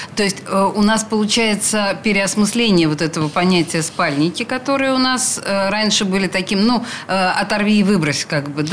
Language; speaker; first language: Russian; native; Russian